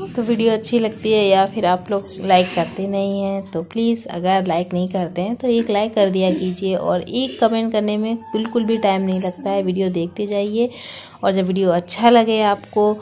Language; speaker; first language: Hindi; native; Hindi